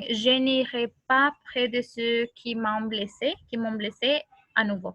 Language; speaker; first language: French; non-native, learner; Spanish